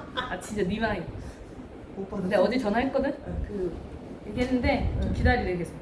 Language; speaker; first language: Korean; native; Korean